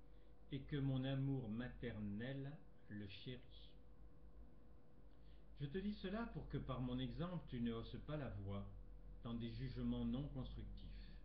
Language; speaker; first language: French; native; French